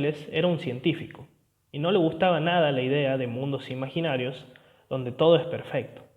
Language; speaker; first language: Spanish; native; Spanish